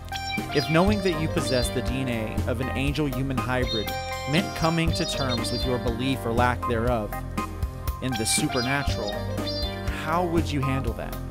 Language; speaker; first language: English; native; English